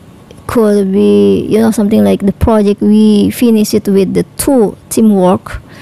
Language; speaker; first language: English; non-native, learner; Indonesian